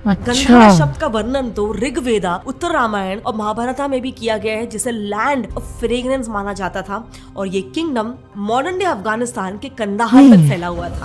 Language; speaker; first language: Hindi; native; Hindi